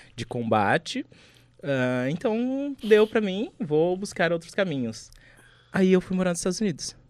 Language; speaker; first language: Portuguese; native; Portuguese